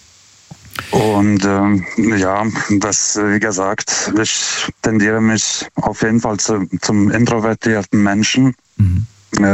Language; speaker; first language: German; non-native, fluent; Lithuanian